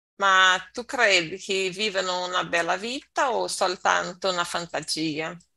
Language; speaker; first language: Italian; non-native, learner; Portuguese